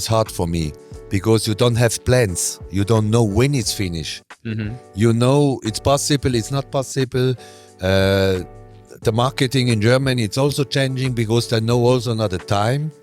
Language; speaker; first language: English; non-native, learner; German